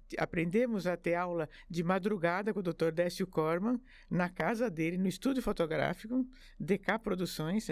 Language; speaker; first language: Portuguese; early bilingual, other home language; French